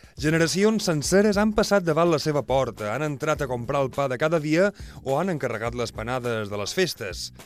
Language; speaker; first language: Catalan; native; Catalan